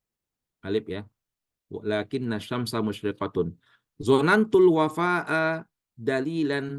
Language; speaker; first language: Arabic; non-native, fluent; Indonesian